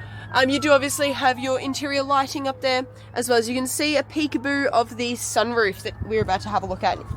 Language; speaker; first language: English; native; English